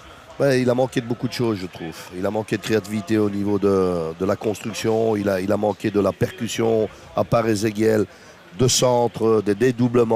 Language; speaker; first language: French; native; French